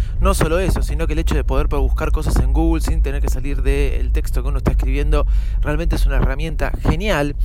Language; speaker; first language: Spanish; native; Spanish